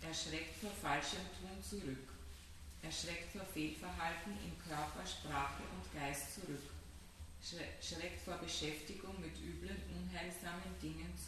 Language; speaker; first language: German; native; German